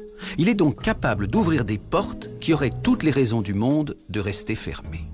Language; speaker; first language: French; native; French